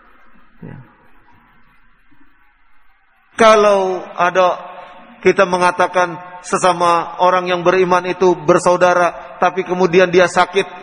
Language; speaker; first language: Indonesian; native; Indonesian